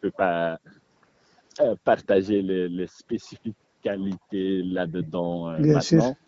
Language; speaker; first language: French; non-native, local second language; Dutch